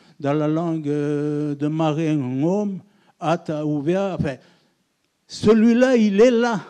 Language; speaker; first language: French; non-native, local second language; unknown